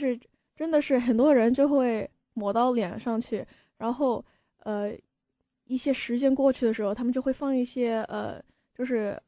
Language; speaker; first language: Chinese; early bilingual, heritage; Chinese